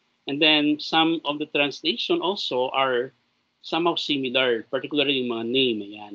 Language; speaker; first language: English; non-native, local second language; Filipino